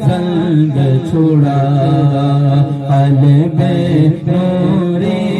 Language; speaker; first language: Urdu; native; Urdu